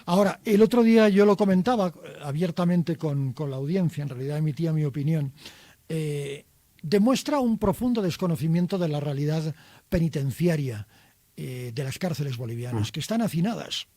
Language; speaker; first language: Spanish; native; Spanish